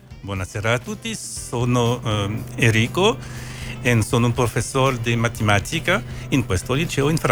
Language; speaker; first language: Italian; non-native, learner; French